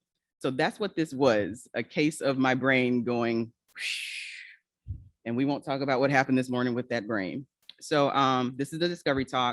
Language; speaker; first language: English; native; English